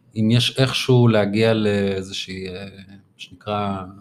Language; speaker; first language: Hebrew; native; Hebrew